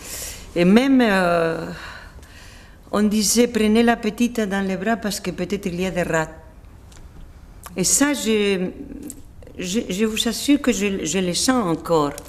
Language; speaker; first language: French; non-native, fluent; Spanish